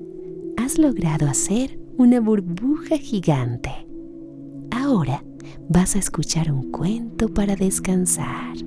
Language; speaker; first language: Spanish; native; Spanish